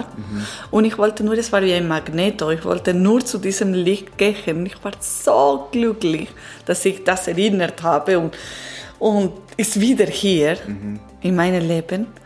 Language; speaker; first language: German; non-native, learner; Italian